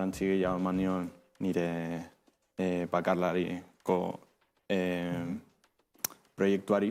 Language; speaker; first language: Basque; non-native, local second language; Spanish